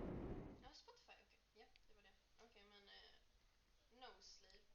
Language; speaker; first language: Swedish; native; Swedish